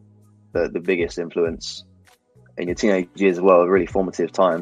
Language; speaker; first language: English; native; English